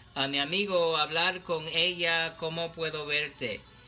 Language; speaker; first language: Spanish; non-native, learner; English